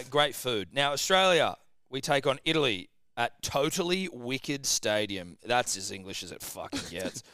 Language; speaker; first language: English; native; English